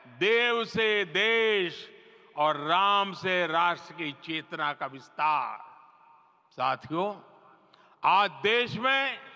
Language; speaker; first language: Hindi; non-native, local second language; Gujarati